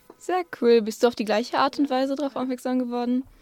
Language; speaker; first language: German; native; German